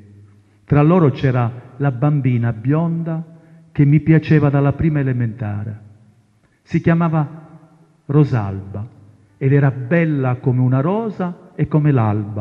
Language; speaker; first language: Italian; non-native, local second language; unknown